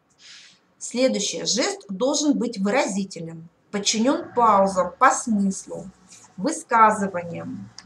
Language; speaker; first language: Russian; native; Russian